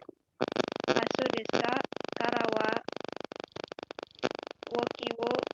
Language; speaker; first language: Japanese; non-native, learner; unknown